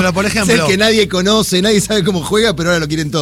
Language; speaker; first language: Spanish; native; Spanish